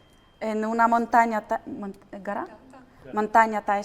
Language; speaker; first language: Spanish; non-native, learner; Russian